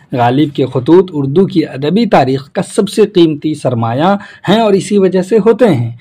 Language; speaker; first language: Urdu; native; Urdu